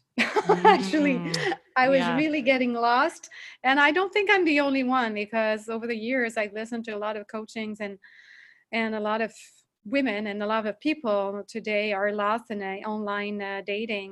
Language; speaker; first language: English; non-native, fluent; French